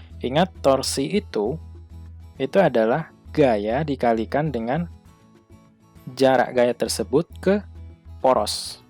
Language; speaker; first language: Indonesian; native; Indonesian